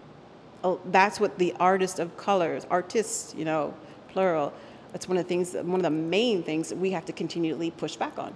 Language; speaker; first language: English; early bilingual, other home language; Spanish